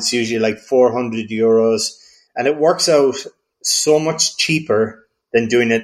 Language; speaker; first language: English; native; English